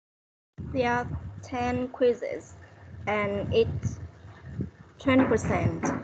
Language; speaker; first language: English; non-native, learner; Vietnamese